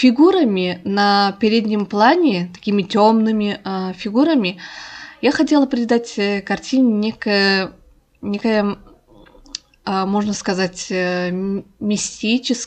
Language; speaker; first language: Russian; non-native, local second language; Kazakh